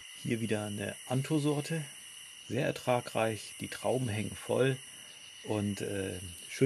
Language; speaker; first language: German; native; German